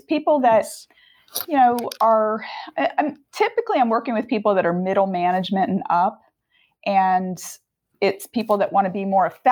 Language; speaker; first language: English; native; English